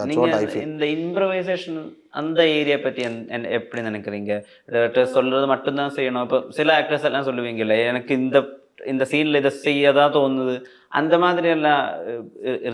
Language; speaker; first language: Tamil; non-native, fluent; Malayalam